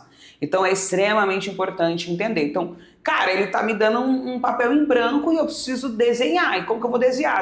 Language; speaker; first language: Portuguese; native; Portuguese